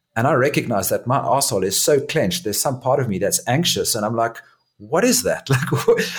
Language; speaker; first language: English; native; English